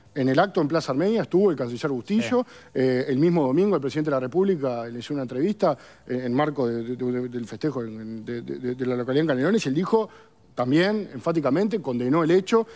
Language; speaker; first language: Spanish; native; Spanish